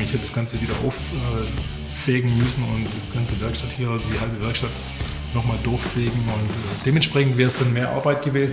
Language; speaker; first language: German; native; German